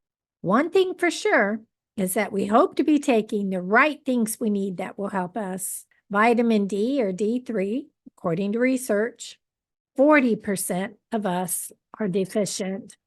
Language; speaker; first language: English; native; English